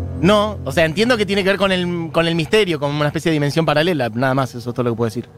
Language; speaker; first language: Spanish; native; Spanish